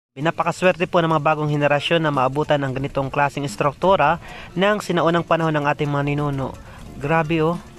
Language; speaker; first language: Filipino; non-native, local second language; Waray